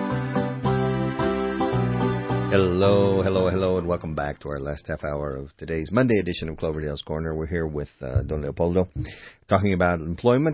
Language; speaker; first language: English; native; English